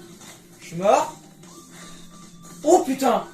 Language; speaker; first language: French; native; French